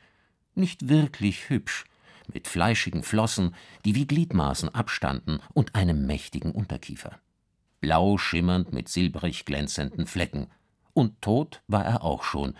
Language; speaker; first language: German; native; German